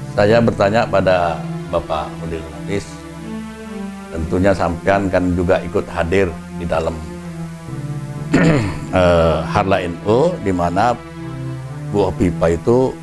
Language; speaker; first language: Indonesian; non-native, local second language; Madurese